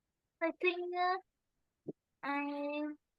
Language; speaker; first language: English; non-native, learner; Vietnamese